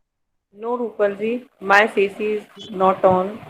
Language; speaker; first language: English; non-native, learner; Hindi